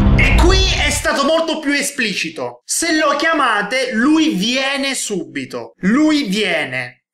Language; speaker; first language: Italian; native; Italian